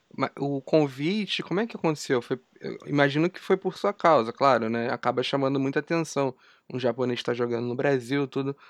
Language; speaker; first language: Portuguese; native; Portuguese